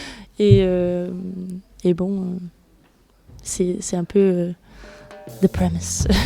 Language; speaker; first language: French; non-native, fluent; Danish